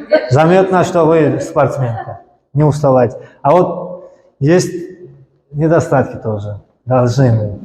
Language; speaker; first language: Russian; non-native, local second language; Uzbek